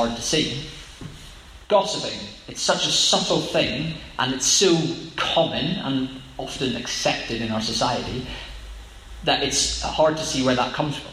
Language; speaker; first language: English; native; English